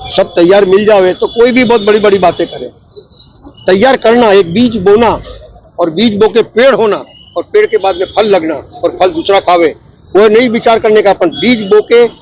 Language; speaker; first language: Hindi; non-native, local second language; Gujarati